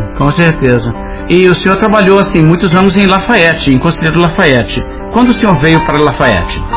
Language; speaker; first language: Portuguese; early bilingual, other home language; English